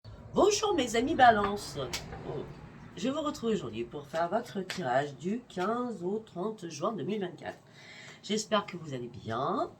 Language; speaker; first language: French; native; French